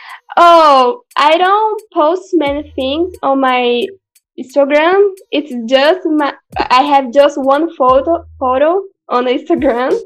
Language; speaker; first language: English; non-native, learner; Portuguese